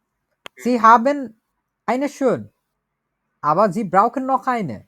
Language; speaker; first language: German; non-native, learner; Bangla